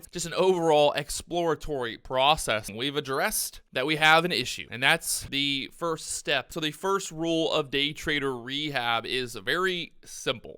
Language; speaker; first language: English; native; English